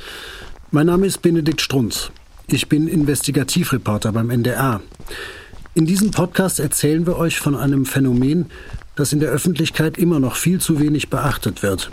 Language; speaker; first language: German; native; German